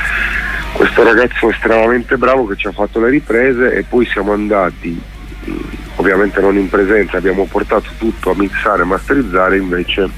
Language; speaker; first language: Italian; native; Italian